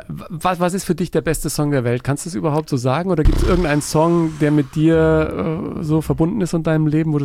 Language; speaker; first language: German; native; German